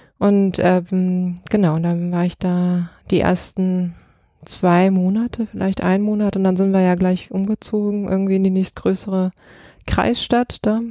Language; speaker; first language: German; early bilingual, other home language; Russian